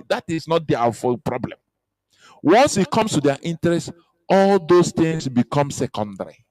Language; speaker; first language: English; non-native, local second language; Igbo